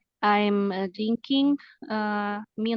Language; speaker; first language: English; non-native, learner; Indonesian